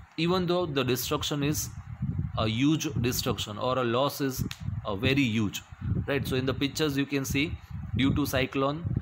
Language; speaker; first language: English; non-native, local second language; Gujarati